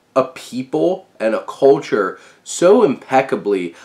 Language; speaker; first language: English; native; English